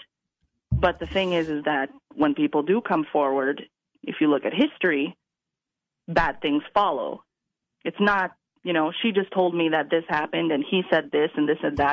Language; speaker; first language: English; non-native, fluent; Italian